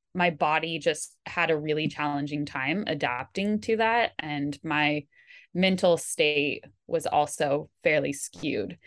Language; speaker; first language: English; native; English